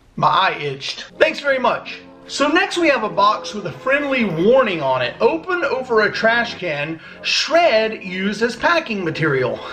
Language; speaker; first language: English; native; English